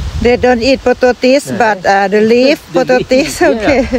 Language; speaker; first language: English; non-native, learner; Thai